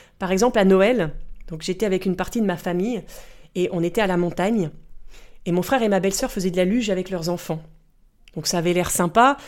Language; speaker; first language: French; native; French